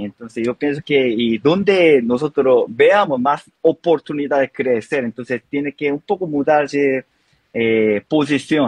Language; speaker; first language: Spanish; non-native, learner; Korean